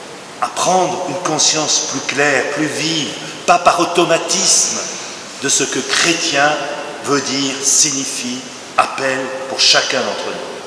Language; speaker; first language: French; native; French